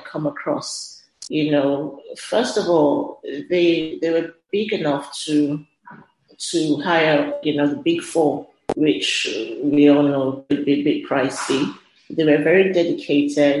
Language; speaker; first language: English; non-native, local second language; Yoruba